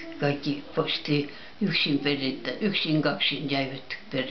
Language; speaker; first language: Finnish; early bilingual, heritage; Finnish